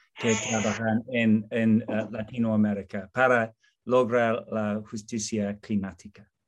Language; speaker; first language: Spanish; non-native, learner; English